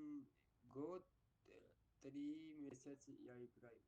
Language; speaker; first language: Russian; non-native, learner; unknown